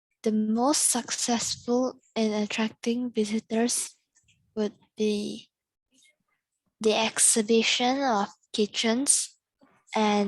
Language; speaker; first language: English; non-native, learner; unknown